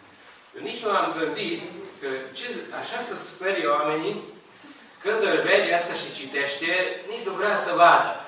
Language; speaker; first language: Romanian; non-native, learner; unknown